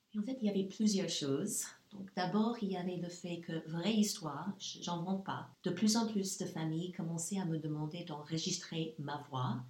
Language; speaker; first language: French; non-native, fluent; English